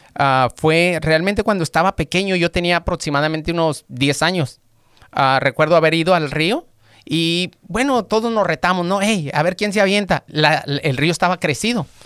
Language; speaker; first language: Spanish; native; Spanish